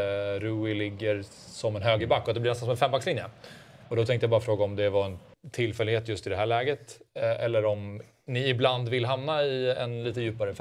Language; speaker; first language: Swedish; native; Swedish